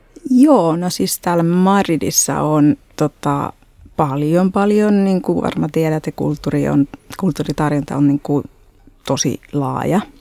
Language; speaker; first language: Finnish; non-native, fluent; Spanish